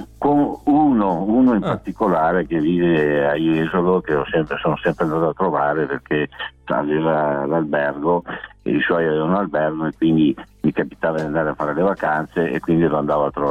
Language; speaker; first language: Italian; native; Italian